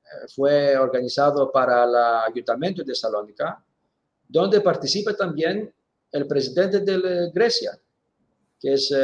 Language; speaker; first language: Spanish; non-native, fluent; Greek